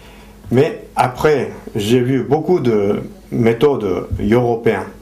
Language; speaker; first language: French; non-native, fluent; Japanese